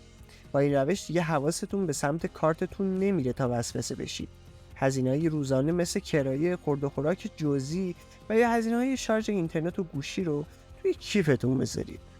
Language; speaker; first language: Persian; native; Persian